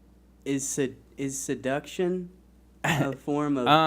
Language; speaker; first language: English; native; English